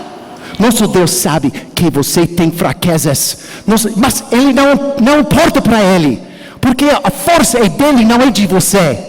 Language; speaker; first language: Portuguese; non-native, learner; English